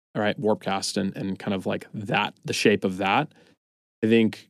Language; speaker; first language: English; native; English